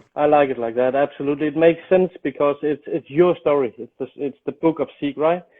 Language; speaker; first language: English; non-native, fluent; Danish